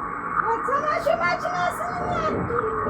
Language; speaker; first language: Turkish; native; Turkish